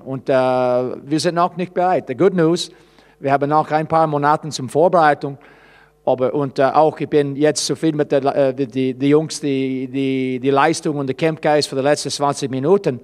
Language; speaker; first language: German; non-native, fluent; English